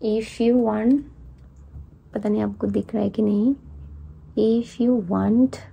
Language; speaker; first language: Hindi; non-native, local second language; Bangla